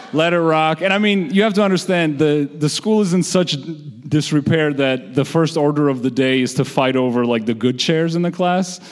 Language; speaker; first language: English; early bilingual, other home language; Georgian